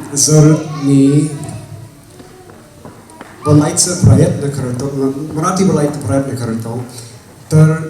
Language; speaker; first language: Marathi; non-native, fluent; English